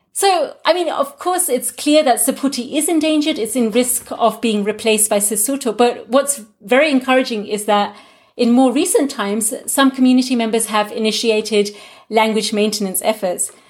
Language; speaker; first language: English; non-native, local second language; Gujarati